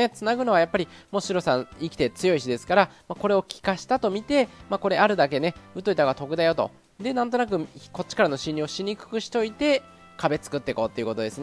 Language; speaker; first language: Japanese; native; Japanese